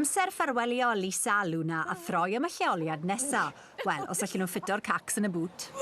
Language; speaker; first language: Welsh; native; Welsh